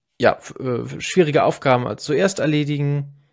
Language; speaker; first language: German; native; German